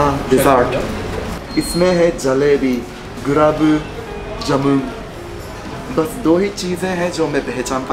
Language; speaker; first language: Hindi; non-native, fluent; Japanese